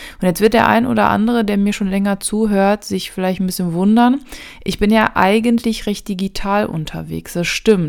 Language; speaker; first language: German; native; German